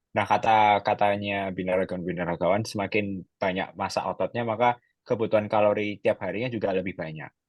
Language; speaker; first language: Indonesian; native; Indonesian